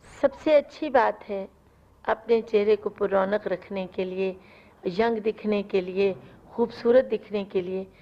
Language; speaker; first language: Urdu; non-native, local second language; Punjabi